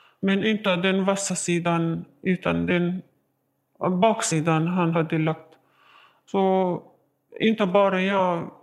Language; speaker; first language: Swedish; non-native, learner; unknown